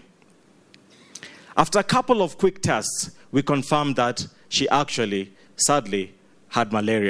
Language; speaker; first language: English; non-native, local second language; Ganda